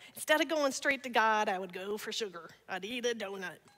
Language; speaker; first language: English; native; English